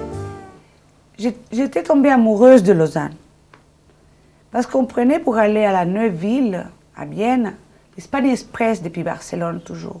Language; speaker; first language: French; non-native, fluent; Spanish